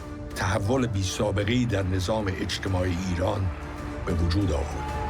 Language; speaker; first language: Persian; native; Persian